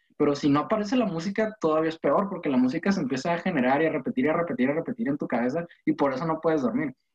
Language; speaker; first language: Spanish; native; Spanish